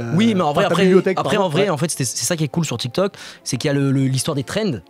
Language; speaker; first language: French; native; French